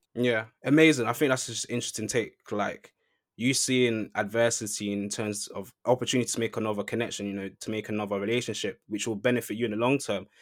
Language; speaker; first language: English; native; English